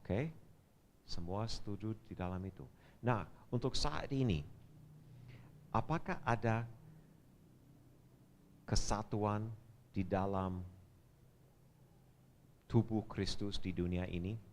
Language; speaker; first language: Indonesian; non-native, fluent; English